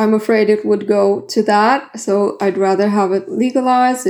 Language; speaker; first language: English; non-native, fluent; Swedish